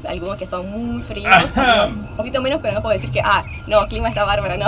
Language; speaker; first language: Spanish; non-native, fluent; Russian